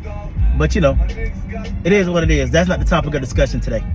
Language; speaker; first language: English; native; English